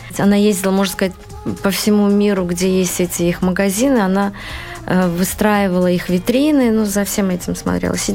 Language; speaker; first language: Russian; non-native, local second language; Uzbek